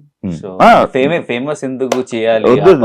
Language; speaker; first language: Telugu; non-native, learner; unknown